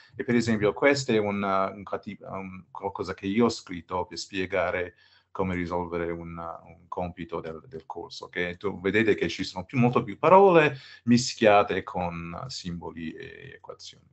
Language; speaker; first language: Italian; non-native, fluent; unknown